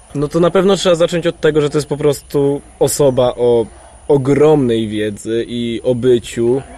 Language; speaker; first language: Polish; native; Polish